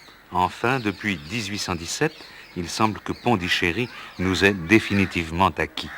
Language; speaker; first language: French; native; French